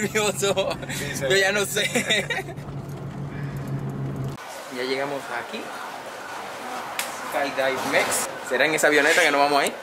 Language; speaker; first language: Spanish; native; Spanish